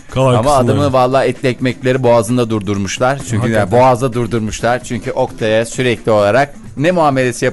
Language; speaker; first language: Turkish; native; Turkish